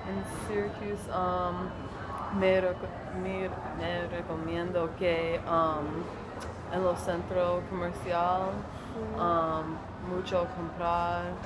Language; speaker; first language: Spanish; non-native, learner; English